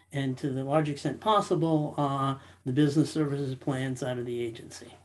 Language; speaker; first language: English; native; English